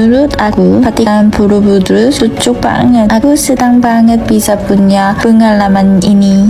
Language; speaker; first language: Indonesian; non-native, learner; Korean